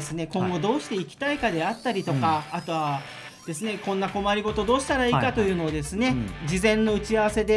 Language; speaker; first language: Japanese; native; Japanese